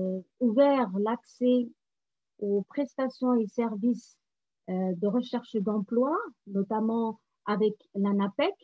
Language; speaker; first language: French; non-native, local second language; Arabic